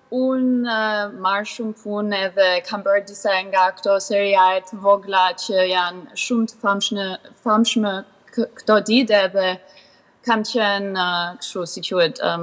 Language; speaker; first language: Albanian; early bilingual, heritage; Albanian